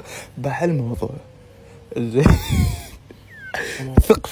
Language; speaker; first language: Arabic; native; Arabic